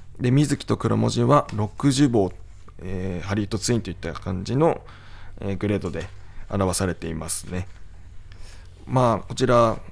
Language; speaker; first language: Japanese; native; Japanese